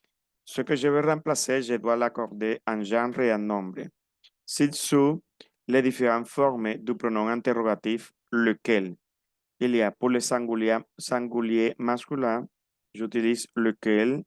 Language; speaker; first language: French; non-native, fluent; Spanish